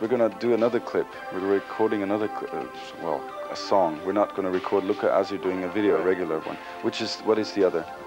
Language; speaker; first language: English; non-native, fluent; German